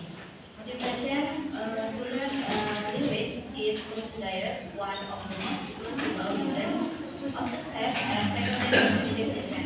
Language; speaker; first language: English; non-native, learner; Indonesian